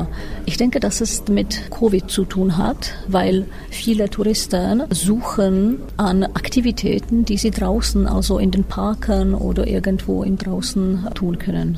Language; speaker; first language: German; non-native, fluent; Czech